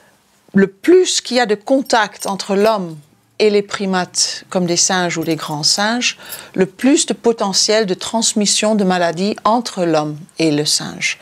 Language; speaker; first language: French; non-native, fluent; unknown